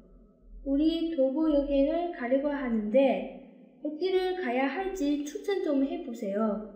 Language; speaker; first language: Korean; non-native, fluent; Chinese